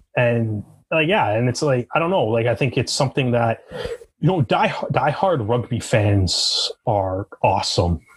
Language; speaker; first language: English; native; English